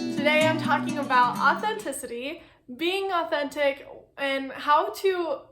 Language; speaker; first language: English; native; English